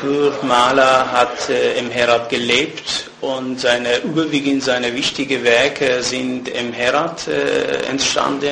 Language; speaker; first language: German; non-native, fluent; Persian